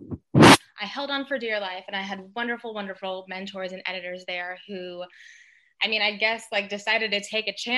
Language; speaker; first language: English; native; English